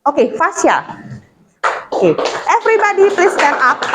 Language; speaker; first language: English; non-native, fluent; Indonesian